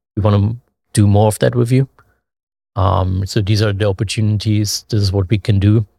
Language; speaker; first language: English; non-native, fluent; German